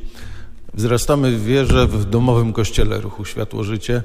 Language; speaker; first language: Polish; native; Polish